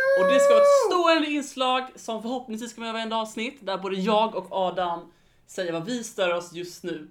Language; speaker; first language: Swedish; native; Swedish